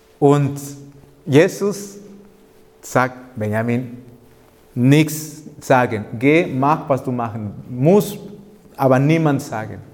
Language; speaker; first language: German; non-native, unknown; Spanish